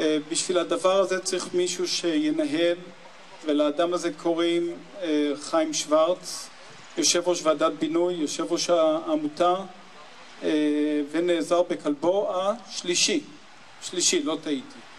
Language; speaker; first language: Hebrew; native; Hebrew